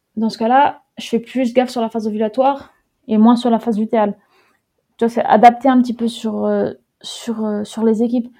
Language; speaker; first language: French; early bilingual, heritage; Dutch